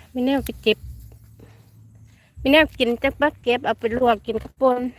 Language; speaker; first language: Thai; non-native, local second language; Lao